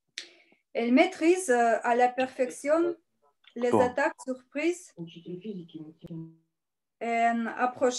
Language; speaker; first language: French; non-native, learner; Russian